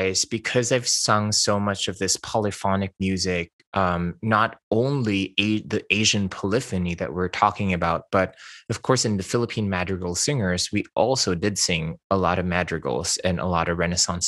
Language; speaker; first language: English; non-native, local second language; Min Nan Chinese